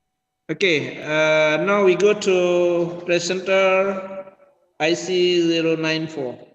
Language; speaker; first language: English; non-native, learner; Indonesian